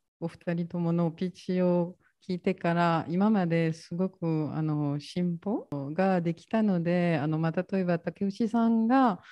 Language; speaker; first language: Japanese; non-native, fluent; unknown